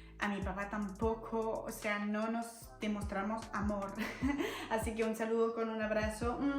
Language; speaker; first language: Spanish; non-native, fluent; French